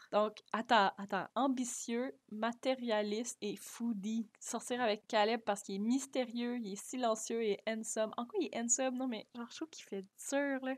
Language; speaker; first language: French; native; French